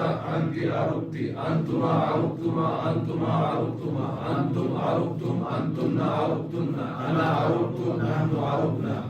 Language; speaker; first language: Arabic; non-native, learner; Urdu